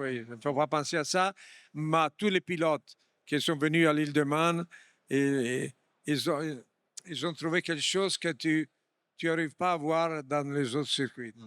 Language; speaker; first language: French; non-native, fluent; Italian